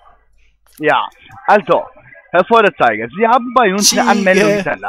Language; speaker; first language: German; non-native, fluent; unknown